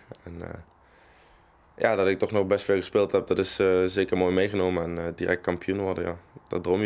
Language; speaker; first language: Dutch; native; Dutch